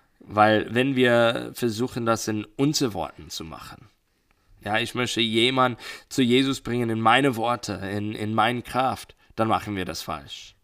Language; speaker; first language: German; non-native, learner; English